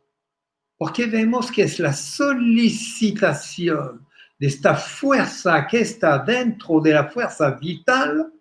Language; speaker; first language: Spanish; non-native, fluent; French